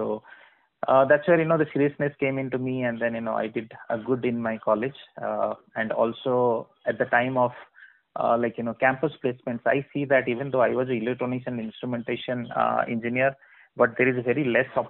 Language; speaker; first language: English; non-native, local second language; Odia